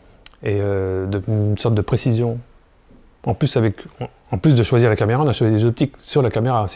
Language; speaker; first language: French; native; French